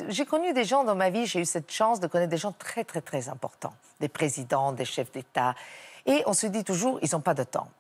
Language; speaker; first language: French; non-native, fluent; Italian